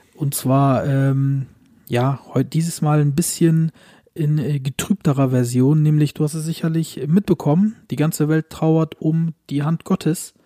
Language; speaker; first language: German; early bilingual, other home language; Turkish